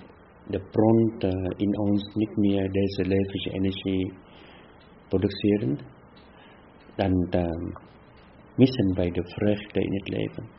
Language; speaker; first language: Dutch; non-native, fluent; Vietnamese